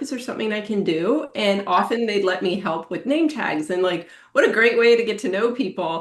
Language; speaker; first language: English; native; English